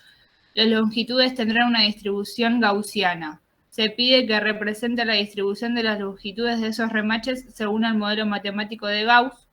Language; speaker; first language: Spanish; native; Spanish